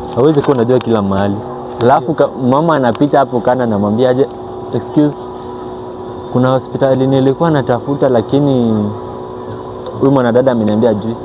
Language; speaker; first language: Swahili; native; Swahili